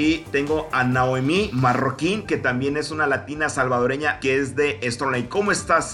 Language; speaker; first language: Spanish; native; Spanish